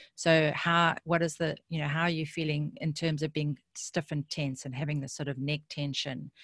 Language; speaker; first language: English; native; English